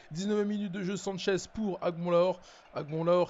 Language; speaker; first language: French; native; French